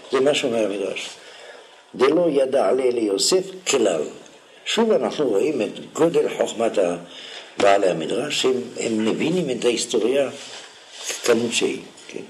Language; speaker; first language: Hebrew; non-native, fluent; French